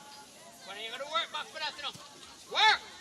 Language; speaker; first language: English; native; English